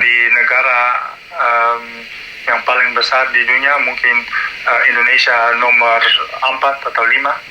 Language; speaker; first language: Indonesian; non-native, learner; Dutch